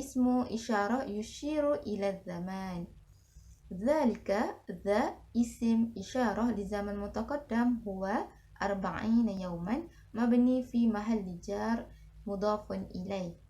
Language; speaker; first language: Arabic; non-native, learner; Malay